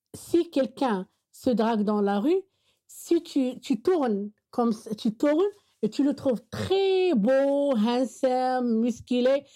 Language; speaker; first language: French; non-native, local second language; Arabic